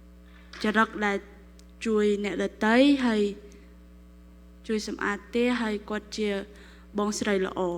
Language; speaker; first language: Khmer; non-native, local second language; Korean